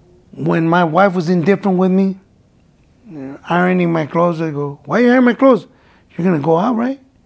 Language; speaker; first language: English; early bilingual, other home language; Spanish